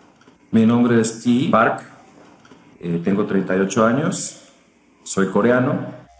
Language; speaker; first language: Spanish; early bilingual, other home language; Korean